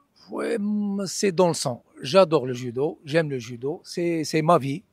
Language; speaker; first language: French; non-native, local second language; Arabic